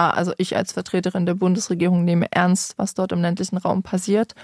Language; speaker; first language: German; native; German